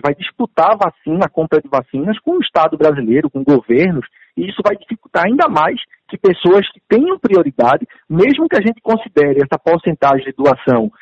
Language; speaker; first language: Portuguese; native; Portuguese